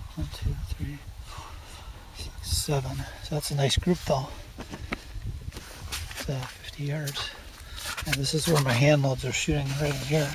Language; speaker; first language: English; native; English